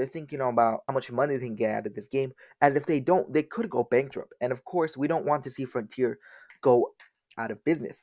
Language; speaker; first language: English; native; English